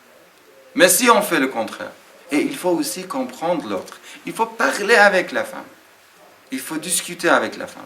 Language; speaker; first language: French; non-native, fluent; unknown